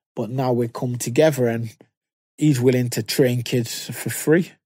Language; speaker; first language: English; native; English